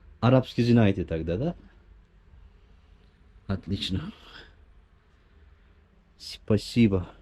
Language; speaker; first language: Russian; non-native, learner; Turkish